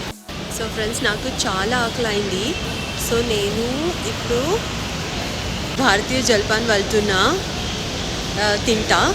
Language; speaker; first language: Telugu; non-native, learner; Kannada